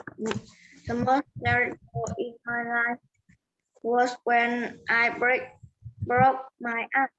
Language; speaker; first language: English; non-native, learner; Vietnamese